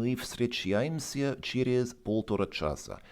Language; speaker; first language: Russian; non-native, fluent; English